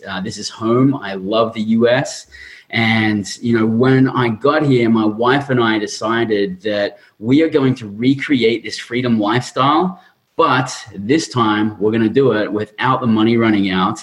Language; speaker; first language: English; native; English